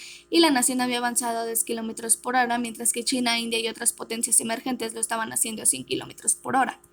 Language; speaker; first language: Spanish; native; Spanish